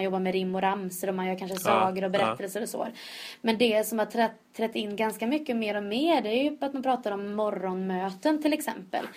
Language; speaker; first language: Swedish; native; Swedish